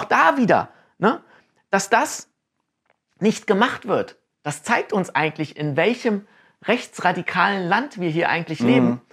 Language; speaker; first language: German; native; German